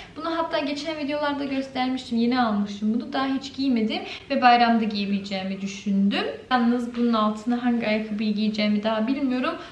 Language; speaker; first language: Turkish; early bilingual, heritage; Turkish